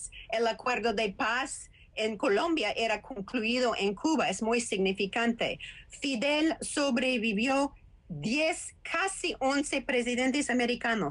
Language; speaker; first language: Spanish; non-native, fluent; English